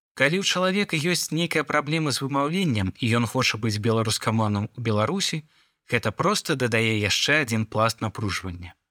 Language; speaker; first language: Belarusian; non-native, local second language; Russian